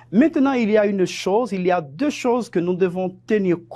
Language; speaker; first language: French; non-native, fluent; Spanish